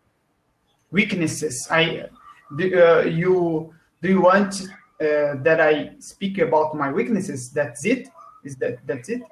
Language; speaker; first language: English; non-native, learner; Portuguese